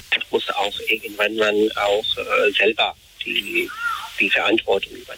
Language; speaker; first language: German; non-native, fluent; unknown